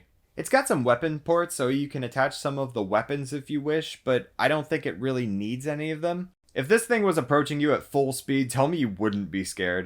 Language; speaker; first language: English; native; English